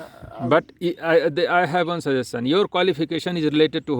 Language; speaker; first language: English; non-native, local second language; Hindi